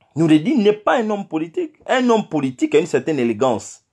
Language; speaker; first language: French; non-native, local second language; Fang